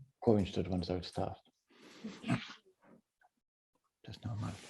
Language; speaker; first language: German; non-native, fluent; Latvian